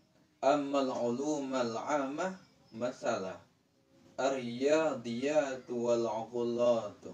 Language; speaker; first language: Arabic; non-native, learner; Indonesian